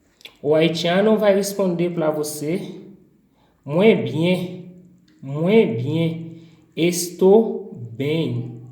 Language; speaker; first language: Portuguese; non-native, learner; Haitian Creole